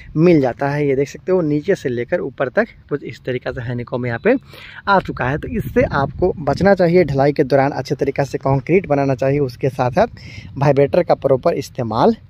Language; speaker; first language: Hindi; native; Hindi